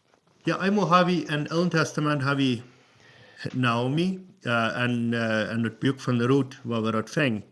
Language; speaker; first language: German; non-native, learner; Plautdietsch